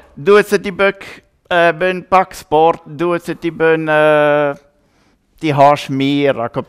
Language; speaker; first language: Albanian; non-native, learner; German